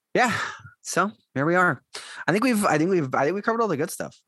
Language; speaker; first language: English; native; English